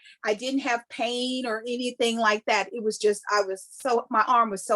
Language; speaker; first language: English; native; English